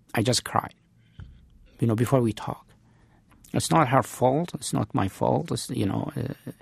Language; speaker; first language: English; non-native, fluent; Arabic